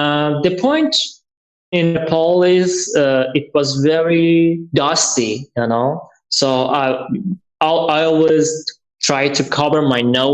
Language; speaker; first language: English; non-native, learner; Persian